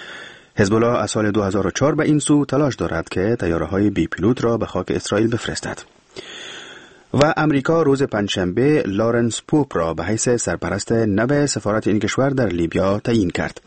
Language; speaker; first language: Persian; native; Persian